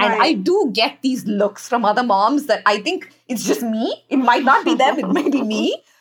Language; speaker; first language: English; non-native, local second language; Kannada